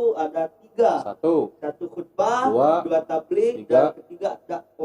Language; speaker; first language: Indonesian; native; Indonesian